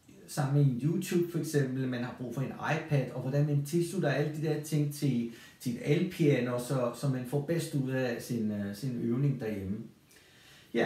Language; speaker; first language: Danish; non-native, fluent; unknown